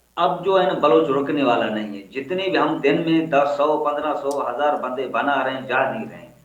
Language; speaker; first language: Urdu; non-native, local second language; Baluchi